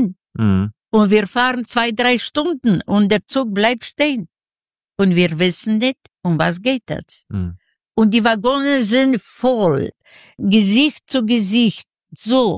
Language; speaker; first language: German; non-native, learner; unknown